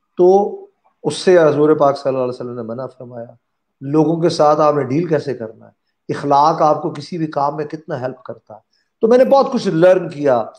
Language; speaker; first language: Urdu; non-native, local second language; Punjabi